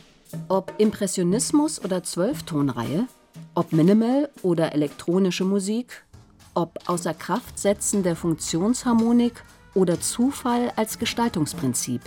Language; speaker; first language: German; native; German